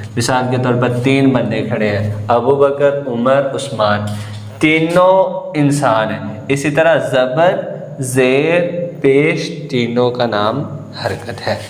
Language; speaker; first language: Urdu; non-native, local second language; Punjabi